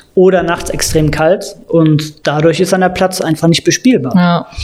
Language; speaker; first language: German; native; German